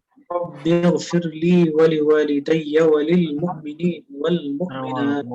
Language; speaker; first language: Arabic; native; Arabic